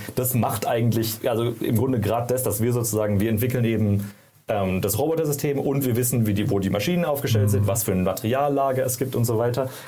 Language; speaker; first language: German; native; German